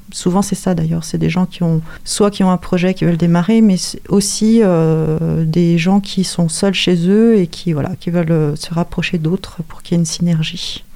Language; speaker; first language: French; native; French